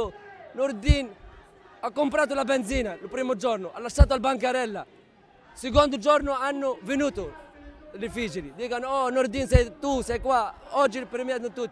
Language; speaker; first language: Italian; non-native, learner; Arabic